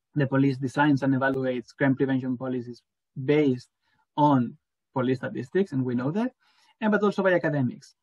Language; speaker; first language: English; non-native, fluent; Spanish